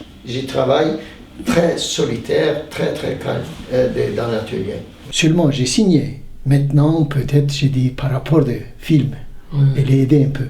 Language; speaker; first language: French; non-native, fluent; Turkish